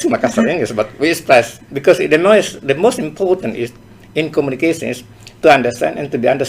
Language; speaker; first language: English; non-native, fluent; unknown